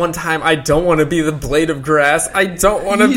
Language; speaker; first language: English; native; English